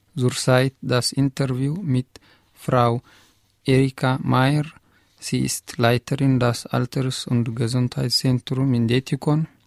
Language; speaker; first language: German; non-native, learner; Tigrinya